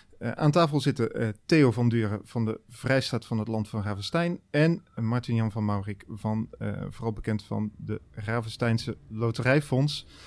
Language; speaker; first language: Dutch; native; Dutch